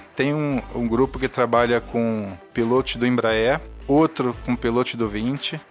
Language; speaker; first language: Portuguese; native; Portuguese